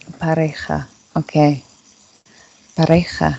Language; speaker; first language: Spanish; non-native, learner; English